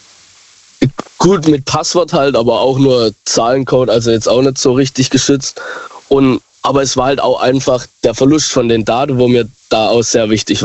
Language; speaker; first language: German; native; German